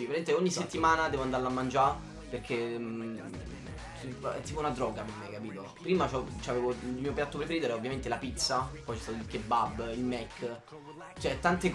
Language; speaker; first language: Italian; native; Italian